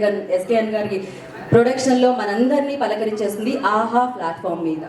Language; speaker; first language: Telugu; native; Telugu